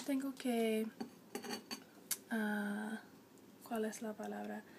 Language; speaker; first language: Spanish; non-native, learner; English